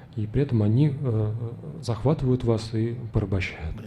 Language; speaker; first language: Russian; native; Russian